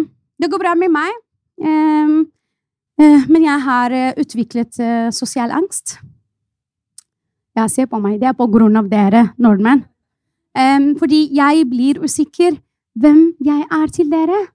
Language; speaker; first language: Norwegian; non-native, fluent; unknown